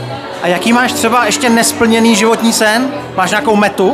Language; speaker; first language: Czech; native; Czech